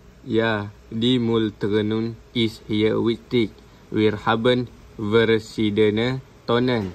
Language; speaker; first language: German; non-native, learner; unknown